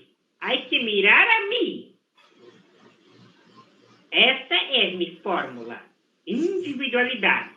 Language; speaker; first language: Spanish; non-native, fluent; Portuguese